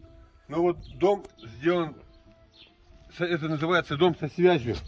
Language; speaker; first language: Russian; native; Russian